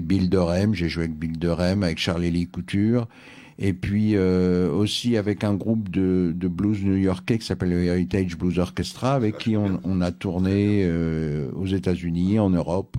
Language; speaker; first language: French; native; French